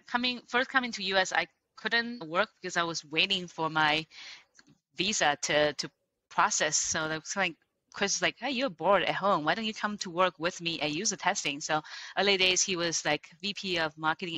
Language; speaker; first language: English; non-native, fluent; Chinese